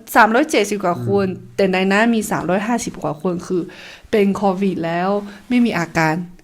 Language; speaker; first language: Thai; non-native, fluent; Chinese